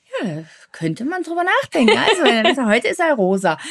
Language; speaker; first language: German; native; German